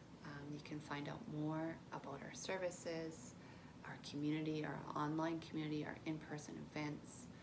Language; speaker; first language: English; native; English